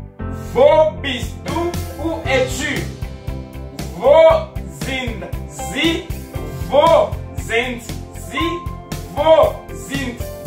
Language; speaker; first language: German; non-native, learner; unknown